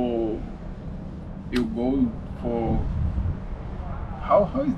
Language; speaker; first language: English; non-native, learner; Portuguese